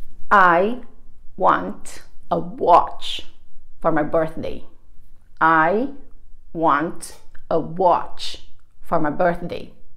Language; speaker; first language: English; non-native, fluent; Portuguese